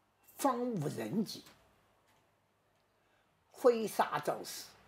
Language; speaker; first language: Chinese; native; Chinese